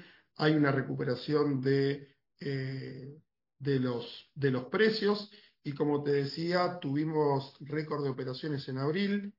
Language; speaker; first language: Spanish; native; Spanish